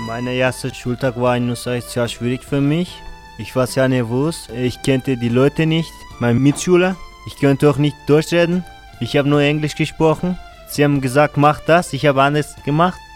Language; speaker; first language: German; non-native, learner; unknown